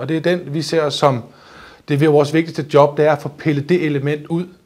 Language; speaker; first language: Danish; native; Danish